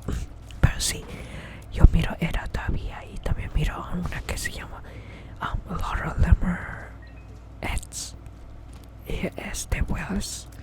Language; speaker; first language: Spanish; early bilingual, heritage; English